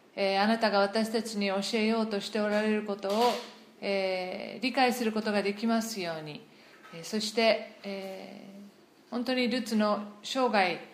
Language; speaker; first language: Japanese; non-native, fluent; English